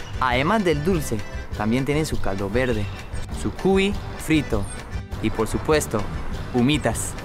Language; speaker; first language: Spanish; non-native, fluent; English